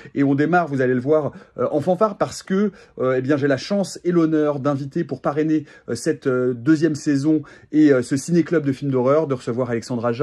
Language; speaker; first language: French; native; French